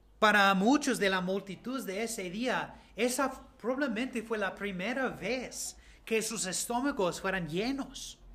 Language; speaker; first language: Spanish; non-native, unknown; English